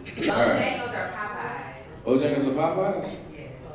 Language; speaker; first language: English; native; English